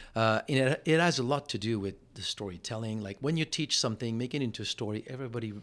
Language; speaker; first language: English; non-native, fluent; French